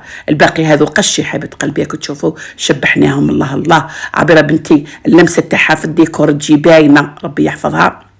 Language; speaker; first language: Arabic; native; Arabic